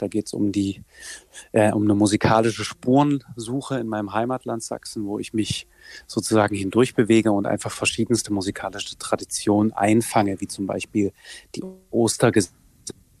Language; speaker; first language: German; native; German